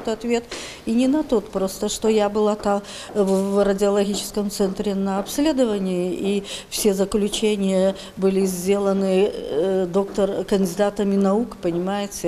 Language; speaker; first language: Russian; native; Russian